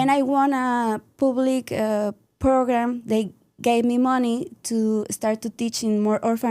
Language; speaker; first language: English; non-native, learner; Spanish